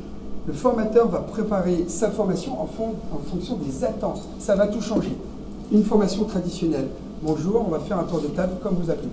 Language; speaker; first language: French; native; French